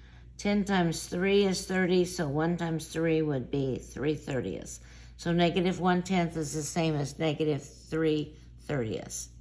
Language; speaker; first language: English; native; English